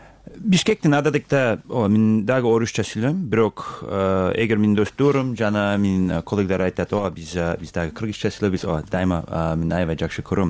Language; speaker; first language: Kyrgyz; non-native, learner; English